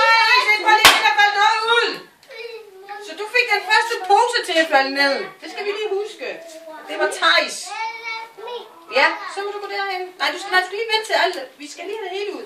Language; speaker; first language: Danish; native; Danish